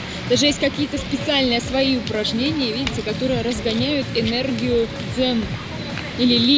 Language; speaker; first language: Russian; native; Russian